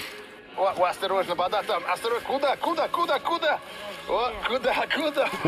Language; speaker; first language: Russian; non-native, learner; English